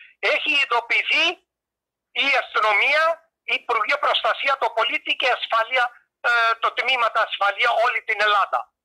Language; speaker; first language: Greek; non-native, fluent; Urdu